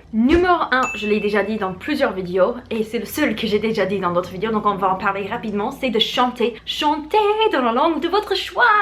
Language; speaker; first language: French; non-native, fluent; English